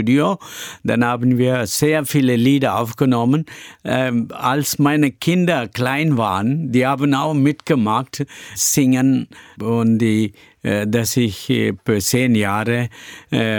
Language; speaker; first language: German; non-native, learner; Tamil